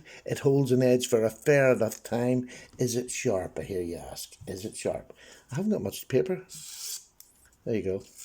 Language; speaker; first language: English; native; English